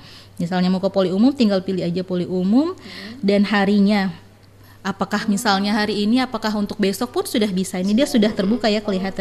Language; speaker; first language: Indonesian; native; Indonesian